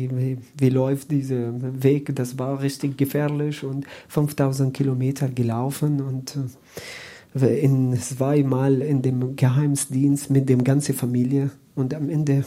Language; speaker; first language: German; non-native, learner; Arabic